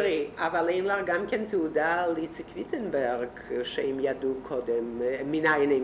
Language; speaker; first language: Hebrew; non-native, fluent; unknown